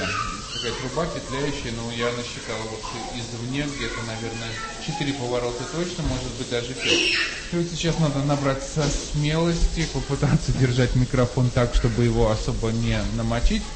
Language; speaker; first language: Russian; native; Russian